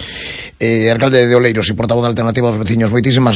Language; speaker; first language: Spanish; native; Spanish